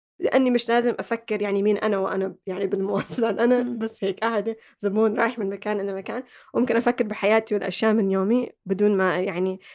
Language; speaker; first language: Arabic; early bilingual, other home language; Somali